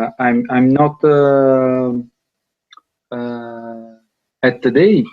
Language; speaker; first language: English; non-native, learner; Italian